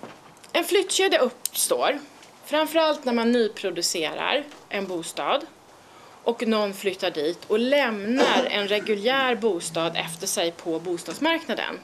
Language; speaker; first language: Swedish; native; Swedish